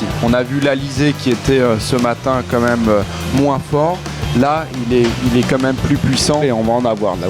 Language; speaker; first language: French; native; French